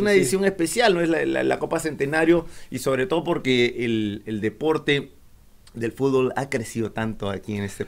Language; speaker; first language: Spanish; native; Spanish